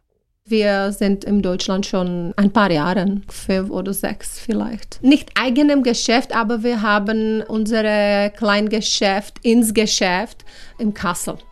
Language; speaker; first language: German; non-native, learner; Czech